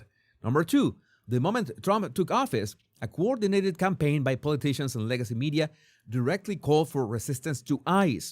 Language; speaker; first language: English; non-native, fluent; Spanish